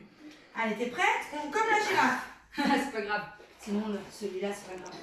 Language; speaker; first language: French; native; French